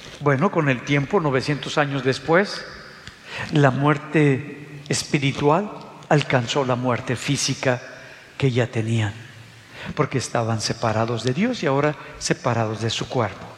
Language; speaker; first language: Spanish; native; Spanish